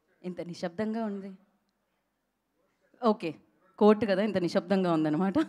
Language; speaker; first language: Telugu; native; Telugu